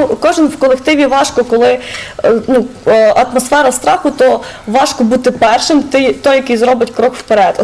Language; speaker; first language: Ukrainian; native; Ukrainian